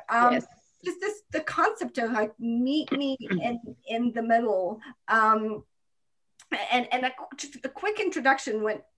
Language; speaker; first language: English; non-native, fluent; Croatian